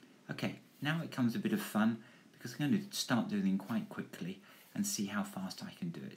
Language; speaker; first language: English; native; English